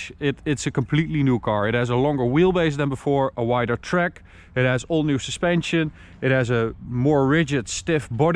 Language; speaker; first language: English; non-native, fluent; Dutch